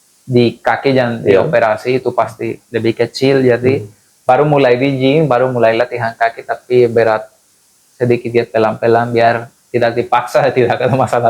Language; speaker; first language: Indonesian; non-native, fluent; Spanish